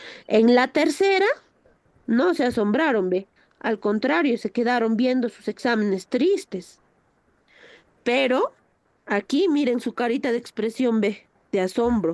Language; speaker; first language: Spanish; native; Spanish